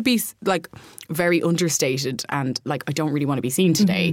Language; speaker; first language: English; native; English